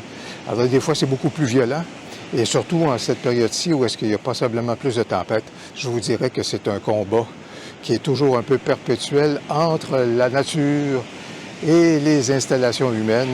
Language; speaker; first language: French; native; French